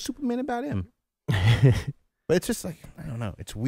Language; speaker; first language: English; native; English